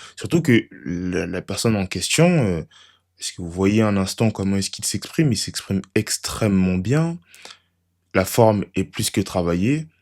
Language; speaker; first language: French; native; French